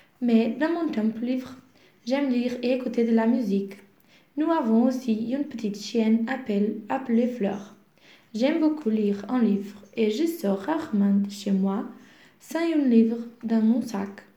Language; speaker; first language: French; non-native, learner; Portuguese